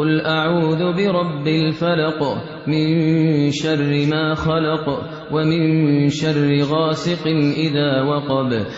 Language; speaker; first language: Arabic; native; Arabic